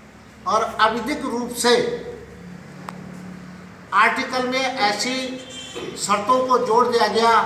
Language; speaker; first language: Hindi; native; Hindi